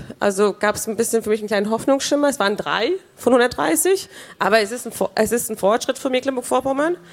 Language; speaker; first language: German; early bilingual, other home language; Kurdish